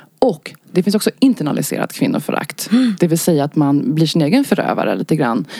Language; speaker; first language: Swedish; native; Swedish